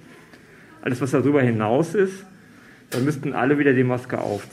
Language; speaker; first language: German; native; German